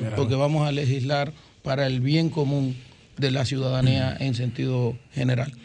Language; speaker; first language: Spanish; native; Spanish